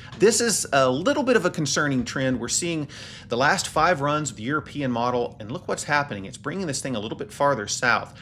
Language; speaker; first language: English; native; English